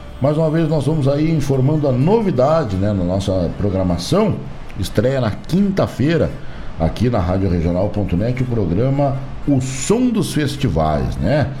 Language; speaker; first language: Portuguese; native; Portuguese